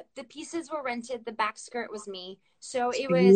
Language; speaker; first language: English; early bilingual, other home language; Russian